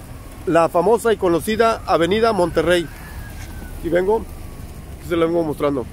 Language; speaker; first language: Spanish; native; Spanish